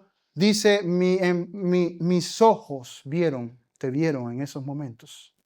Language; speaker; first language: Spanish; native; Spanish